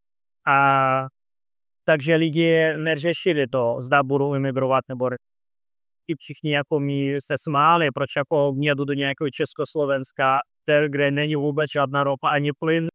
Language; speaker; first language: Czech; non-native, fluent; Russian